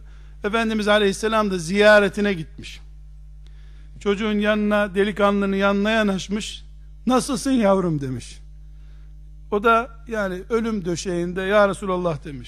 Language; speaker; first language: Turkish; native; Turkish